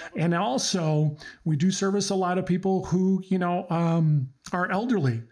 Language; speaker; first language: English; early bilingual, other home language; Croatian